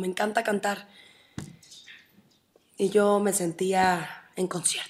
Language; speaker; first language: Spanish; native; Spanish